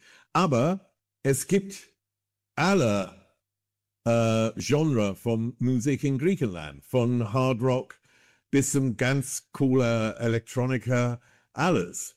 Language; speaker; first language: German; non-native, fluent; English